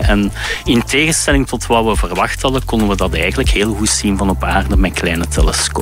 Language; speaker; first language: Dutch; native; Dutch